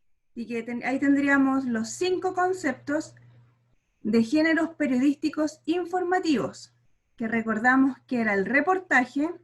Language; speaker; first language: Spanish; native; Spanish